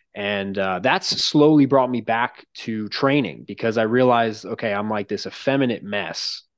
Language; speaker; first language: English; native; English